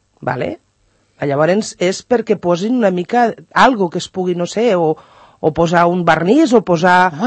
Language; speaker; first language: Catalan; native; Catalan